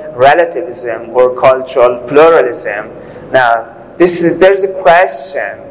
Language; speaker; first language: English; non-native, fluent; Persian